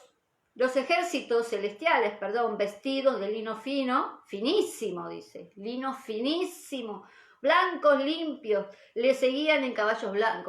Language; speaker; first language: Spanish; native; Spanish